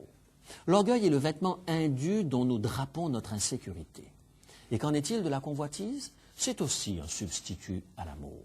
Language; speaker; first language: French; native; French